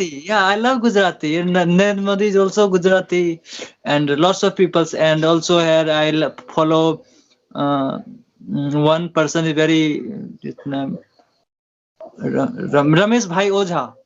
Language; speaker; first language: English; non-native, learner; Hindi